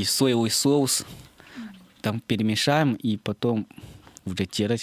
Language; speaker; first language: Russian; non-native, learner; Chinese